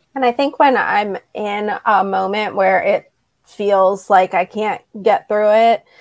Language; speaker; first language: English; native; English